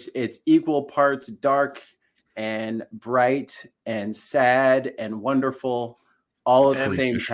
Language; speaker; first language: English; native; English